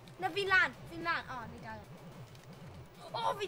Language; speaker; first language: Welsh; non-native, local second language; English